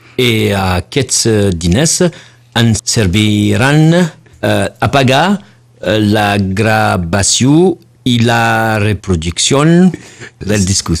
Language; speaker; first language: Catalan; non-native, learner; French